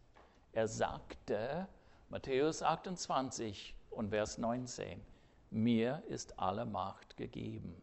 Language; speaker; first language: German; non-native, fluent; English